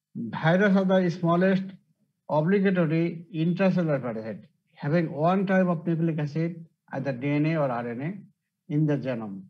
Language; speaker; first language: English; non-native, local second language; Bangla